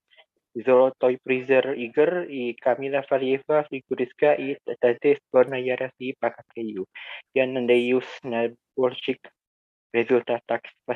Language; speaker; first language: Russian; non-native, learner; Indonesian